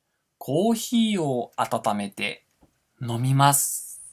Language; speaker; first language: Japanese; non-native, fluent; Portuguese